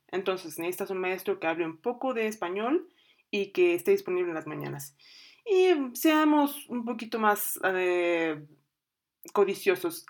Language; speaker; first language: Spanish; native; Spanish